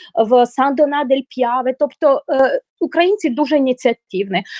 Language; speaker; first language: Ukrainian; non-native, local second language; Russian